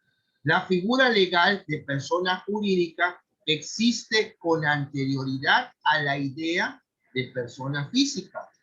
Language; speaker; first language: Spanish; native; Spanish